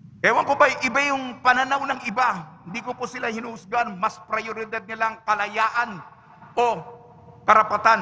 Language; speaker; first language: Filipino; native; Filipino